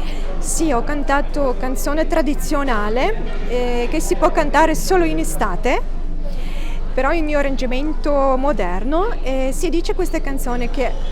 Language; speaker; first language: Italian; non-native, learner; Ukrainian